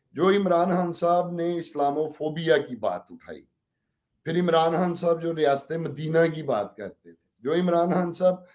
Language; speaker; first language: Urdu; non-native, local second language; Punjabi